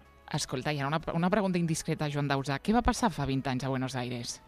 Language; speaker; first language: Catalan; native; Catalan